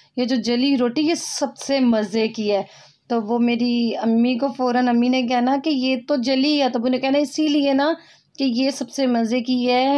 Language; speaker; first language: Urdu; native; Urdu